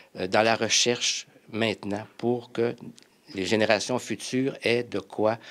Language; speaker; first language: French; native; French